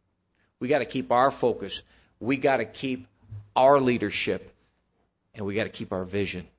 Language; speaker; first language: English; native; English